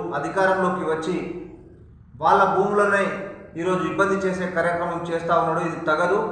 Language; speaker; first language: Telugu; non-native, local second language; Lambadi